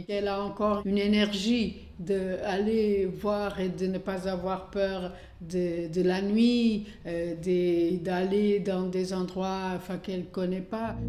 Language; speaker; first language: French; non-native, fluent; Portuguese